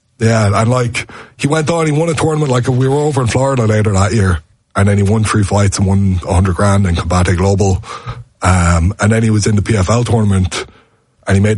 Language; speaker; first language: English; native; English